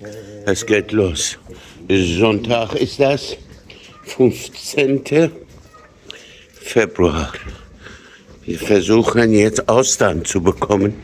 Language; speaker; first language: German; non-native, learner; Persian